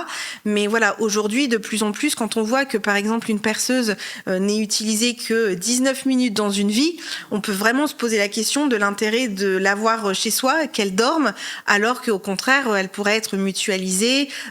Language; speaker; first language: French; native; French